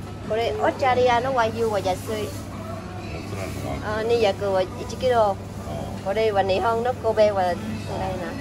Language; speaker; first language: Japanese; non-native, learner; Vietnamese